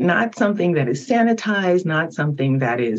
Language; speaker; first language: English; early bilingual, other home language; Haitian Creole